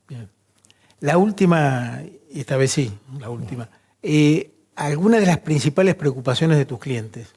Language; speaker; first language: Spanish; native; Spanish